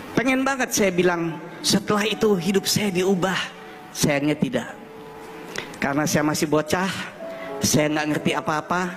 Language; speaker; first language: Indonesian; early bilingual, heritage; German